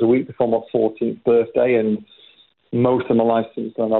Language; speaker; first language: English; native; English